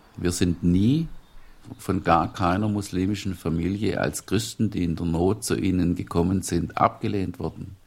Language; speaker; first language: German; native; German